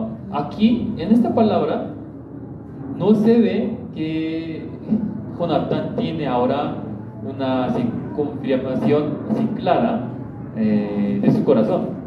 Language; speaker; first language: Spanish; non-native, learner; Korean